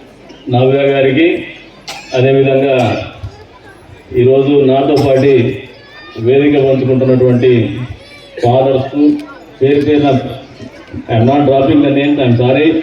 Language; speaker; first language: Telugu; native; Telugu